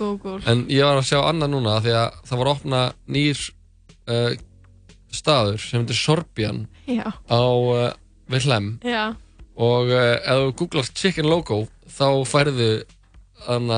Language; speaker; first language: Icelandic; native; Icelandic